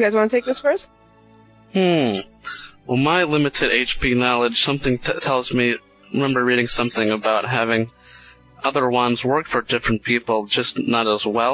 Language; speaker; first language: English; non-native, fluent; German